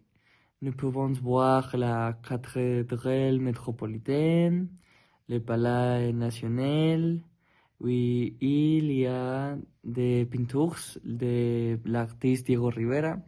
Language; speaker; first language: French; non-native, learner; Spanish